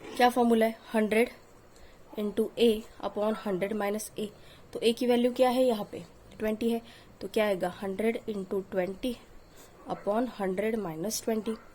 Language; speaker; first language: Hindi; non-native, local second language; Marathi